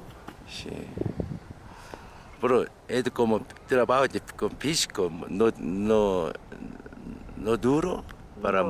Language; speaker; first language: Spanish; non-native, learner; Korean